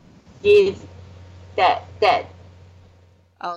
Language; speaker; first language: English; non-native, learner; Chinese